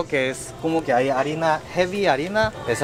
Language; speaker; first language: Spanish; early bilingual, other home language; Korean